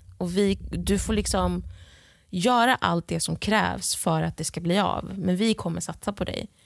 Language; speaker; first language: Swedish; early bilingual, other home language; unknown